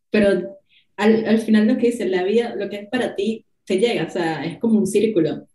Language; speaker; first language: Spanish; native; Spanish